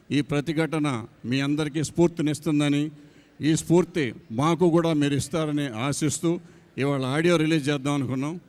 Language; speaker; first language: Telugu; native; Telugu